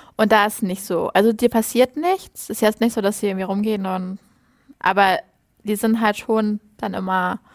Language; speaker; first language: German; native; German